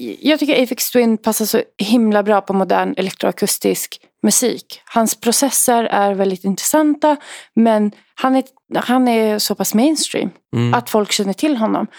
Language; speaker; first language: Swedish; early bilingual, other home language; Arabic